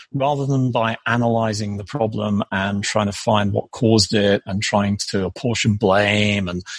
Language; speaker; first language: English; native; English